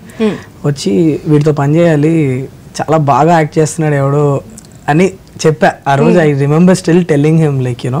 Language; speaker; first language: Telugu; native; Telugu